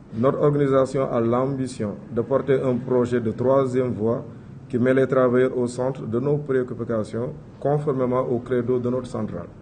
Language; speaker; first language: French; non-native, local second language; Wolof